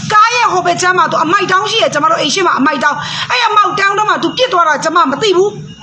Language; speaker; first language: Burmese; non-native, local second language; Shan